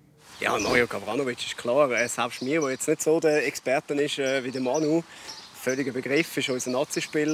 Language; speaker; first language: German; native; German